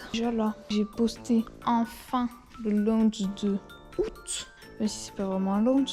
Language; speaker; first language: French; native; French